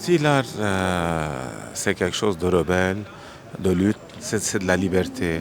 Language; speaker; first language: French; non-native, local second language; Arabic